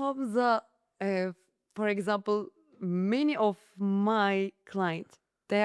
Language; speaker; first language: English; non-native, learner; Turkish